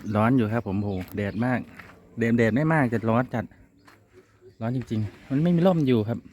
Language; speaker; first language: Thai; non-native, local second language; Northeastern Thai